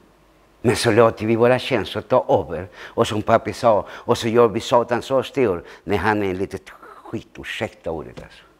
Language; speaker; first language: Swedish; early bilingual, other home language; Spanish